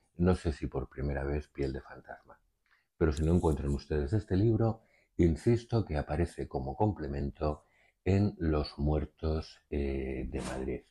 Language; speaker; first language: Spanish; native; Spanish